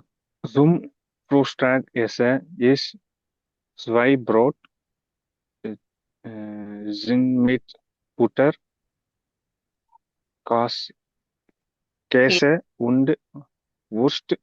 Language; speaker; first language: German; non-native, learner; Tamil